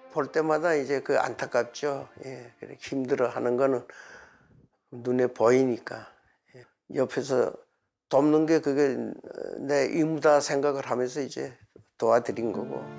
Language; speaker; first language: Korean; native; Korean